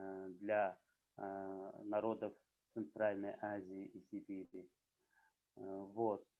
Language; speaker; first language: Russian; non-native, local second language; Kyrgyz